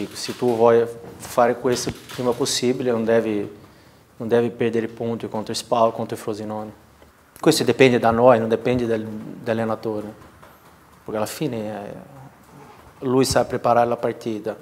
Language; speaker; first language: Italian; non-native, learner; Portuguese